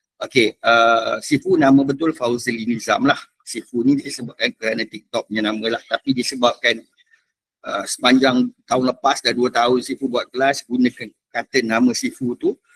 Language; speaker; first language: Malay; native; Malay